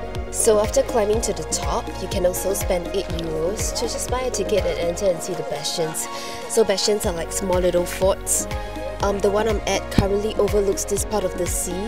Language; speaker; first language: English; non-native, local second language; Chinese